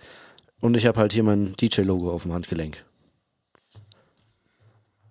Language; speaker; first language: German; native; German